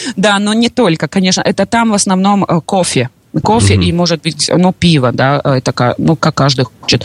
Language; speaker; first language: Russian; non-native, local second language; Latvian